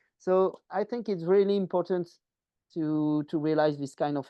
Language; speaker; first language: English; non-native, learner; French